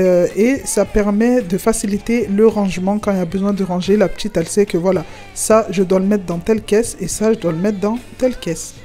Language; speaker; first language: French; non-native, local second language; Comorian